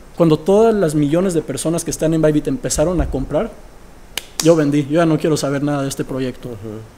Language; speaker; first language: Spanish; early bilingual, heritage; Spanish